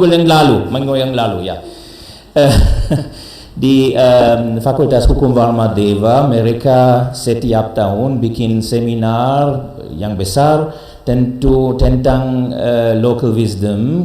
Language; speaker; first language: Indonesian; non-native, learner; German